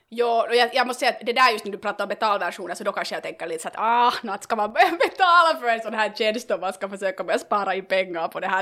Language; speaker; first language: Swedish; native; Swedish